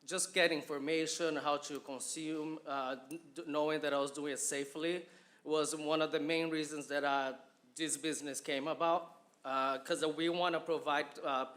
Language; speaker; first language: English; non-native, fluent; Portuguese